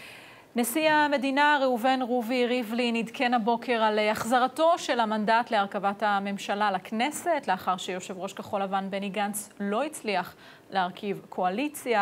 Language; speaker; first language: Hebrew; native; Hebrew